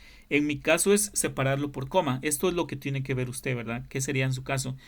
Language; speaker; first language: Spanish; native; Spanish